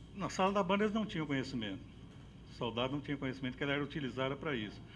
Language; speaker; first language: Portuguese; native; Portuguese